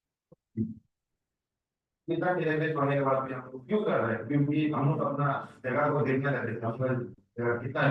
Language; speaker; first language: Hindi; non-native, local second language; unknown